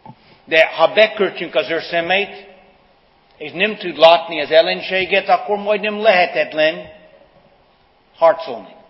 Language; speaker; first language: Hungarian; non-native, fluent; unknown